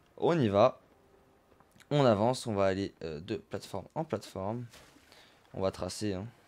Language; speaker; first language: French; native; French